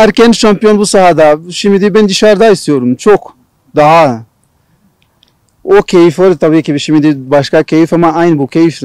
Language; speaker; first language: Turkish; non-native, learner; Portuguese